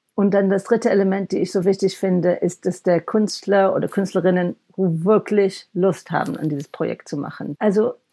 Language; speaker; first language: German; non-native, fluent; English